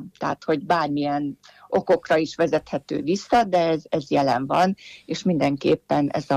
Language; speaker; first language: Hungarian; native; Hungarian